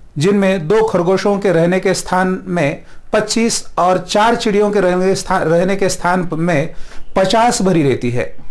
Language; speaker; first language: Hindi; non-native, local second language; Marathi